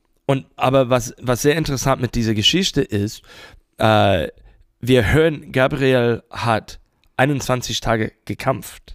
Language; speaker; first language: German; non-native, fluent; English